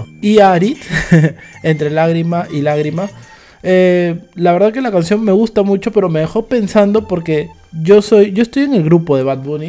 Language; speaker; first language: Spanish; native; Spanish